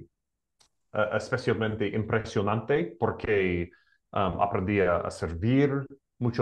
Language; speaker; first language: Spanish; non-native, learner; English